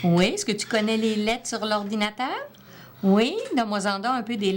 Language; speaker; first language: French; native; French